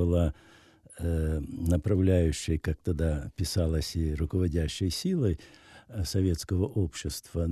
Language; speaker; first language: Russian; native; Russian